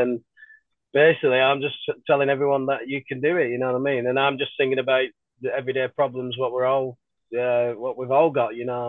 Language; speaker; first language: English; native; English